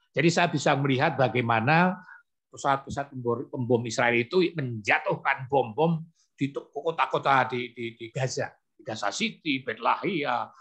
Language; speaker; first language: Indonesian; native; Indonesian